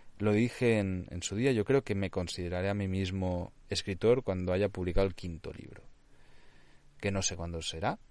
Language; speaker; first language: Spanish; non-native, local second language; Catalan